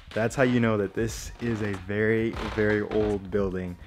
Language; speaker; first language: English; native; English